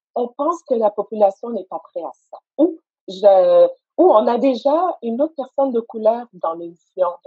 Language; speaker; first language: French; native; French